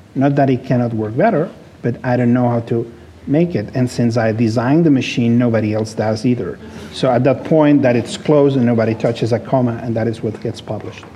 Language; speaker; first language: English; non-native, fluent; Spanish